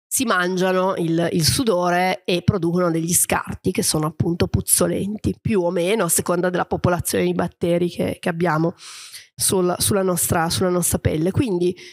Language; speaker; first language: Italian; native; Italian